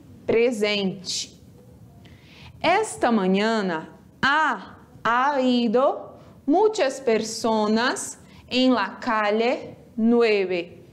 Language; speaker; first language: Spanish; non-native, fluent; Portuguese